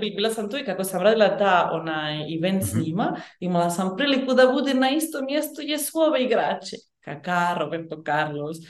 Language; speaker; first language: Croatian; early bilingual, heritage; Bosnian